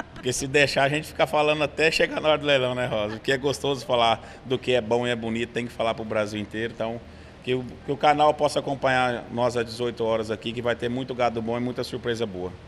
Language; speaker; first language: Portuguese; native; Portuguese